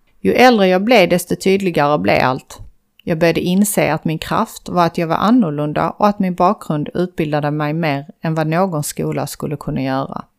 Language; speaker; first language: Swedish; early bilingual, other home language; Persian